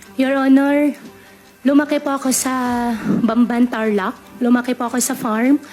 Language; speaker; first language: Filipino; native; Filipino